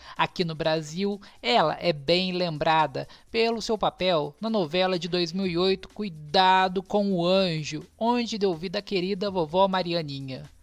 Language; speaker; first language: Portuguese; native; Portuguese